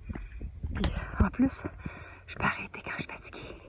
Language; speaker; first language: French; native; French